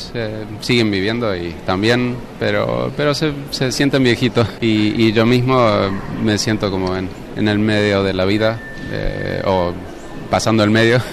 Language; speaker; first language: Spanish; non-native, fluent; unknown